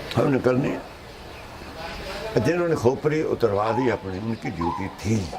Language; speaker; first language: Hindi; non-native, local second language; Punjabi